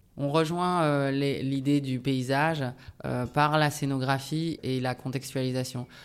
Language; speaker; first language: French; early bilingual, other home language; Japanese